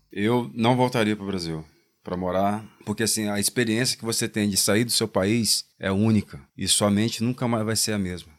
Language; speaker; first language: Portuguese; native; Portuguese